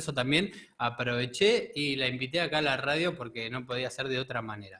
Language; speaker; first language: Spanish; native; Spanish